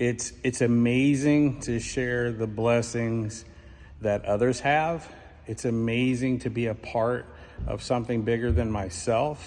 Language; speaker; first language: English; native; English